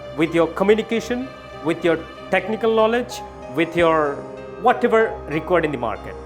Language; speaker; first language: English; non-native, local second language; Bangla